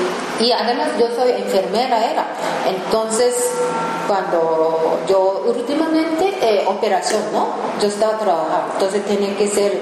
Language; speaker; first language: Spanish; non-native, learner; Japanese